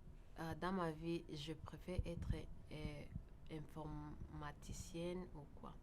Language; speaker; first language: French; non-native, local second language; Kinyarwanda